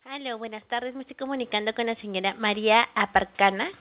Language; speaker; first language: Spanish; native; Spanish